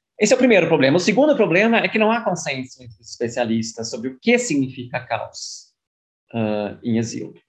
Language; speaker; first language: Portuguese; early bilingual, other home language; German